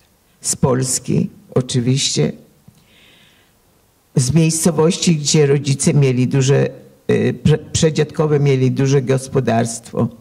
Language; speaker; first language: Polish; early bilingual, heritage; Polish